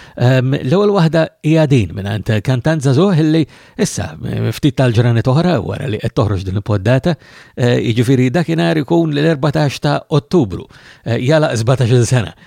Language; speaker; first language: Maltese; native; Maltese